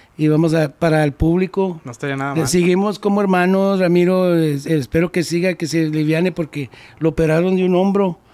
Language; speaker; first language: Spanish; early bilingual, heritage; Spanish